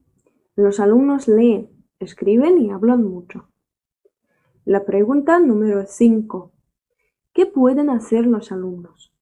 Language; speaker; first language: Spanish; non-native, fluent; Russian